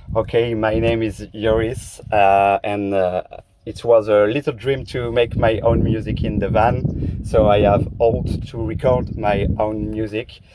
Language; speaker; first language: English; non-native, learner; French